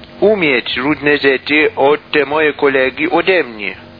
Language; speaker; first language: Polish; non-native, learner; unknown